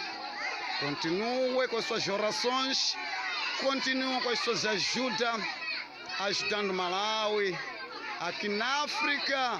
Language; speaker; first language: Portuguese; non-native, fluent; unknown